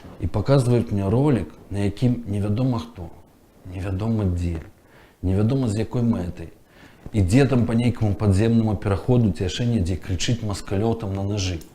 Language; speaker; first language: Belarusian; native; Belarusian